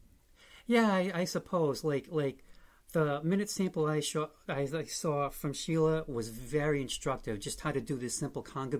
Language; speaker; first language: English; native; English